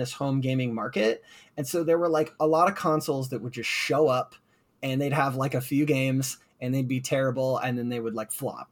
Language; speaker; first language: English; native; English